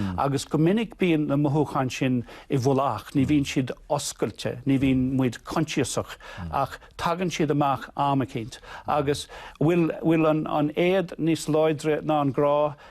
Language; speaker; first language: Irish; non-native, local second language; English